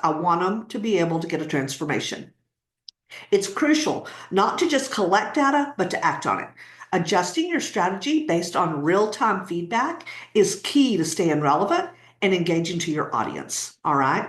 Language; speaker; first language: English; native; English